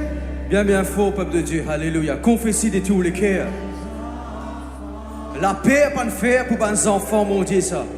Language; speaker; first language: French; non-native, local second language; Morisyen